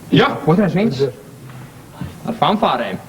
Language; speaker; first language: Latvian; native; Latvian